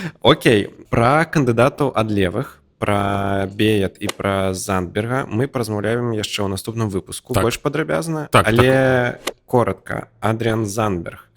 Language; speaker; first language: Belarusian; non-native, local second language; Russian